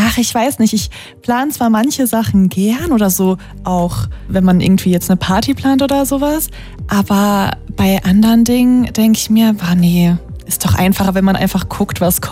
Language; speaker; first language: German; native; German